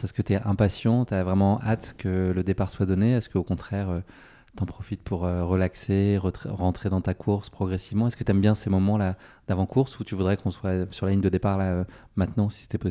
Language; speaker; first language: French; native; French